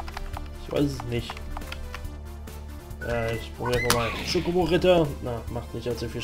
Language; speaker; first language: German; native; German